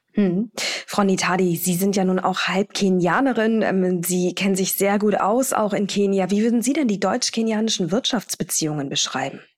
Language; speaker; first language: German; non-native, fluent; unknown